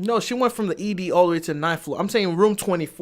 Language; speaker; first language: English; native; English